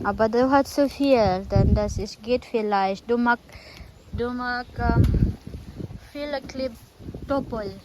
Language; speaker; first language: German; non-native, learner; Filipino